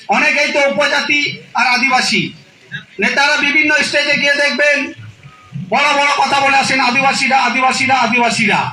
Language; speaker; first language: Bangla; non-native, local second language; Santali